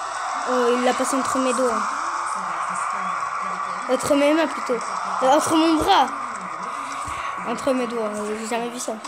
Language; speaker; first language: French; native; French